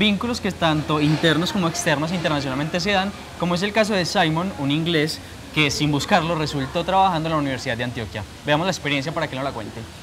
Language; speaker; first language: Spanish; native; Spanish